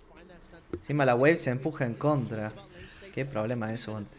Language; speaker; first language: Spanish; native; Spanish